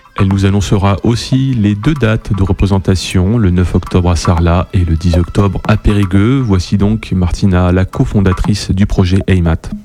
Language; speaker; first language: French; native; French